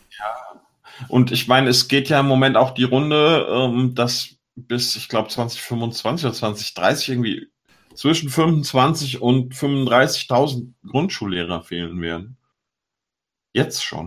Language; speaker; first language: German; native; German